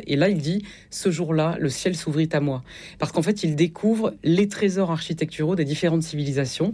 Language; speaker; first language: French; native; French